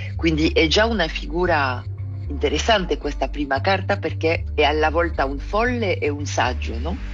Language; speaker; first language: Italian; non-native, fluent; French